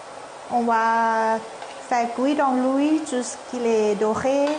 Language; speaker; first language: French; non-native, learner; Thai